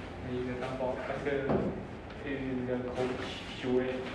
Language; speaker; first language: French; non-native, learner; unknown